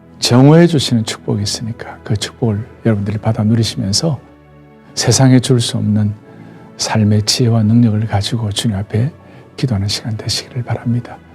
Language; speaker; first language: Korean; native; Korean